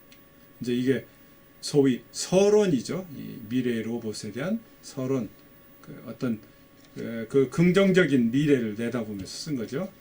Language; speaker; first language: Korean; native; Korean